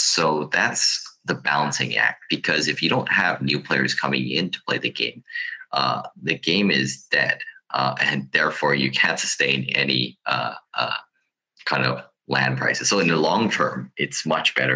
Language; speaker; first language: English; non-native, local second language; Cantonese